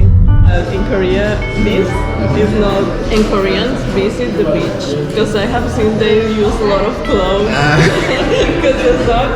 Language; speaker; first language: English; non-native, learner; Spanish